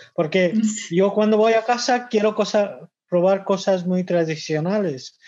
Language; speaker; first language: Spanish; non-native, fluent; Bangla